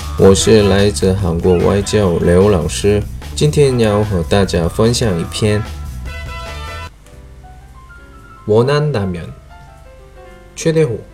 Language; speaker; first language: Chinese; non-native, fluent; Korean